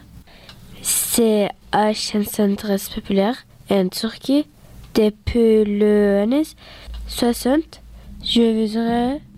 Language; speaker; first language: French; early bilingual, other home language; Turkish